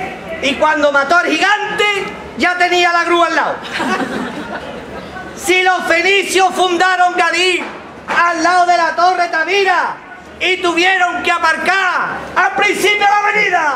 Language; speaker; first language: Spanish; native; Spanish